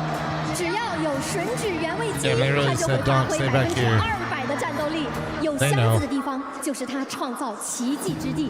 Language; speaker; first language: Chinese; native; Chinese